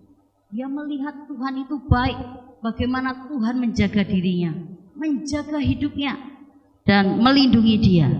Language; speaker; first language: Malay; non-native, local second language; Javanese